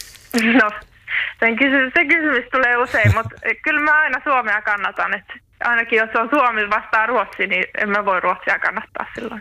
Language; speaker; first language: Finnish; native; Finnish